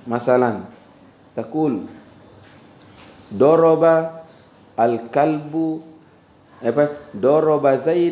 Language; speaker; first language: Arabic; non-native, fluent; Indonesian